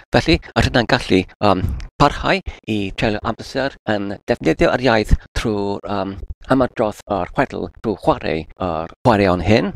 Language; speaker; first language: Welsh; non-native, learner; English